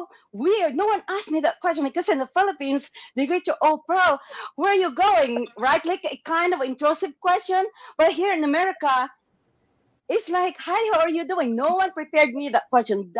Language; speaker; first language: English; non-native, local second language; Hiligaynon